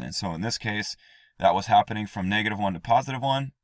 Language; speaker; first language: English; native; English